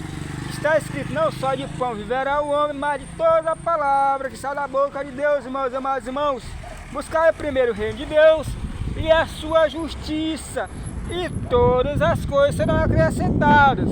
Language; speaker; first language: Portuguese; native; Portuguese